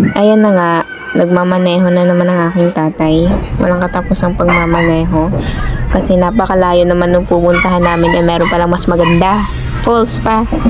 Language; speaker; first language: Filipino; non-native, local second language; Hiligaynon